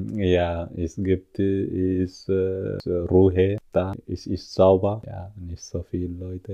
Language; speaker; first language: German; non-native, learner; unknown